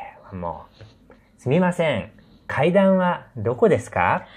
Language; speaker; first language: Japanese; native; Japanese